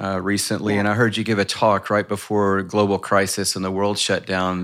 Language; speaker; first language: English; native; English